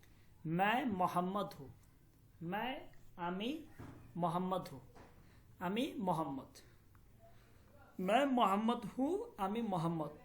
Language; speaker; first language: Hindi; non-native, fluent; Bangla